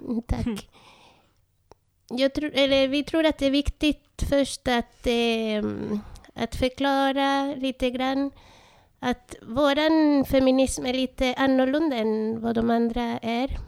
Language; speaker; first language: Swedish; non-native, fluent; Spanish